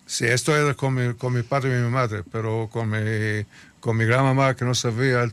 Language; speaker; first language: Spanish; early bilingual, heritage; Spanish